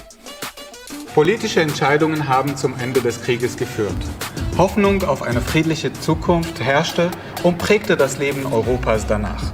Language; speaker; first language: German; non-native, fluent; Arabic